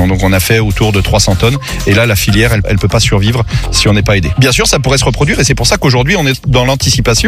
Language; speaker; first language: French; native; French